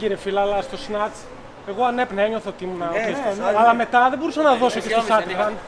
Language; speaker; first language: Greek; native; Greek